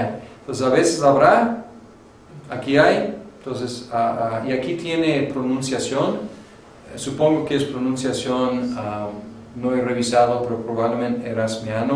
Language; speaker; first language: Spanish; non-native, fluent; English